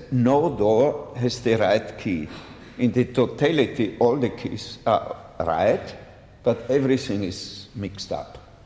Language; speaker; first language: English; non-native, fluent; German